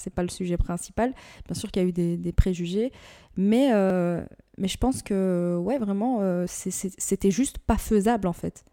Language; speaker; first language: French; native; French